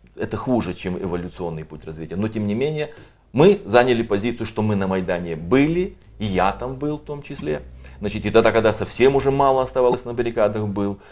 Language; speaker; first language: Russian; native; Russian